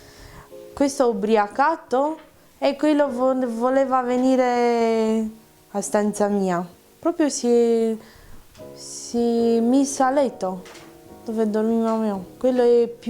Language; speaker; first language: Italian; non-native, learner; Romanian